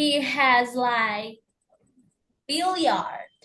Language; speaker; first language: English; non-native, learner; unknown